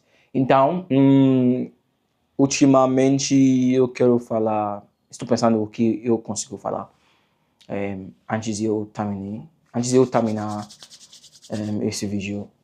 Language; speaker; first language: Portuguese; non-native, learner; English